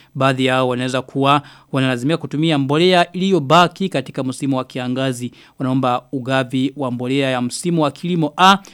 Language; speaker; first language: Swahili; non-native, local second language; Rundi